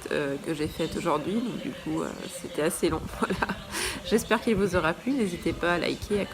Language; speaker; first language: French; native; French